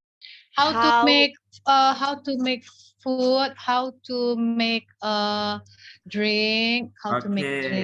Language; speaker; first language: English; non-native, learner; Indonesian